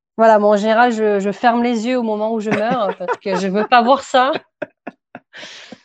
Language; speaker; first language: French; native; French